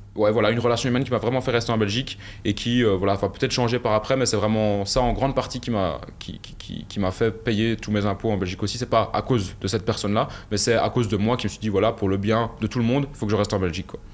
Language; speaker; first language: French; native; French